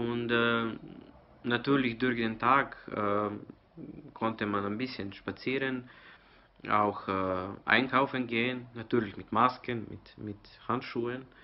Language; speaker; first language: German; non-native, learner; Serbian